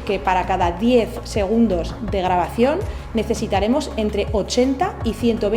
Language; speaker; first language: Spanish; native; Spanish